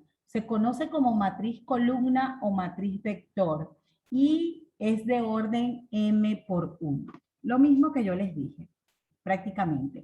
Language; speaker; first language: Spanish; native; Spanish